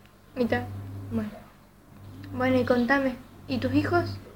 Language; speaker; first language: Spanish; native; Spanish